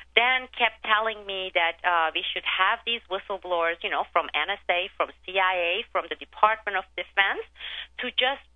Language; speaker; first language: English; non-native, fluent; Turkish